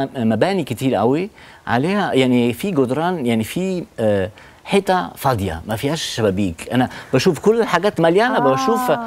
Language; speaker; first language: Arabic; non-native, fluent; Italian